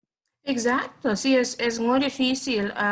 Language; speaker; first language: Spanish; non-native, fluent; English